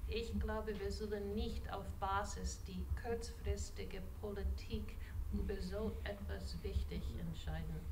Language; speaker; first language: German; non-native, fluent; English